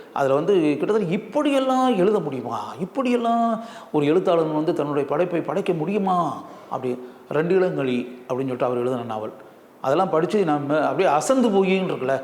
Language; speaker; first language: Tamil; native; Tamil